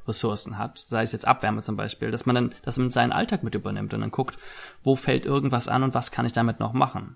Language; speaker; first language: German; native; German